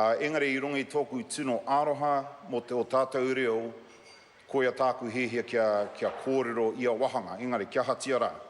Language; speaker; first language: Māori; non-native, local second language; English